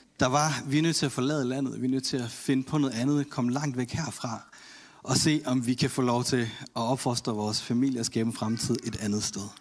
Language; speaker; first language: Danish; early bilingual, other home language; Tamil